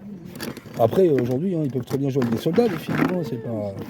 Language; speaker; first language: French; native; French